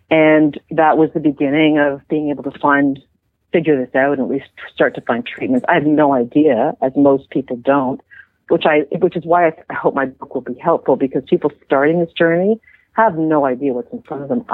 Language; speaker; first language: English; native; English